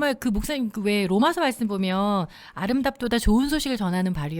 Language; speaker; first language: Korean; native; Korean